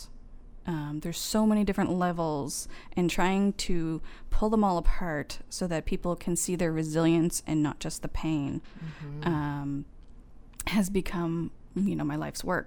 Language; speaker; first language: English; native; English